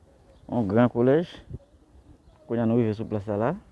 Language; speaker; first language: French; non-native, learner; Haitian Creole